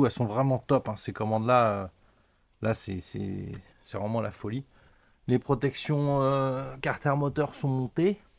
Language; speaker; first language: French; native; French